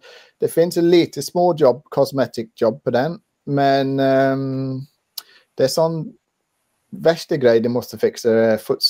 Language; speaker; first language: Swedish; non-native, fluent; English